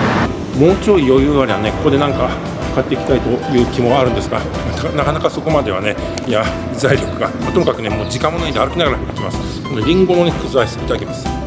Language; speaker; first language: Japanese; native; Japanese